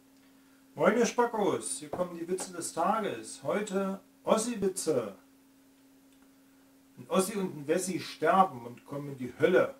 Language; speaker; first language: German; native; German